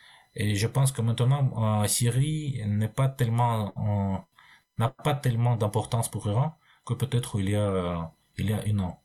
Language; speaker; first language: French; non-native, fluent; Russian